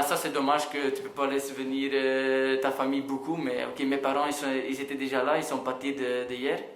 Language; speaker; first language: French; non-native, local second language; Dutch